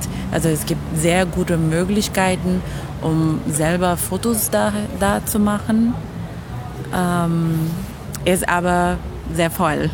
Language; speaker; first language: German; non-native, fluent; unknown